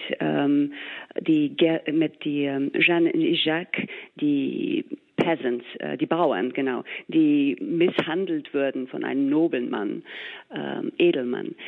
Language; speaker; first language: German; non-native, fluent; English